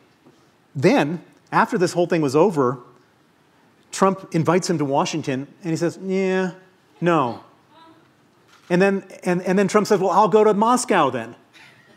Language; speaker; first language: English; native; English